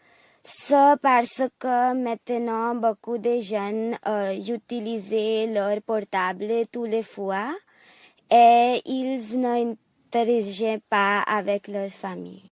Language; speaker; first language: French; non-native, learner; English